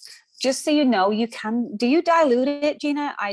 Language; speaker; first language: English; native; English